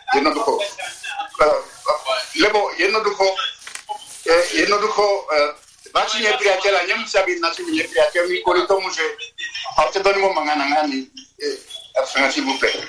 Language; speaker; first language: Slovak; non-native, fluent; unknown